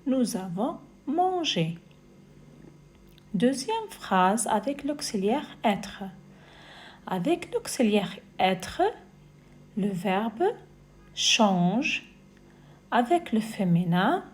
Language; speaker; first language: French; non-native, fluent; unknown